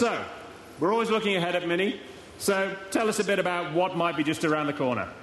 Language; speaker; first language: English; native; English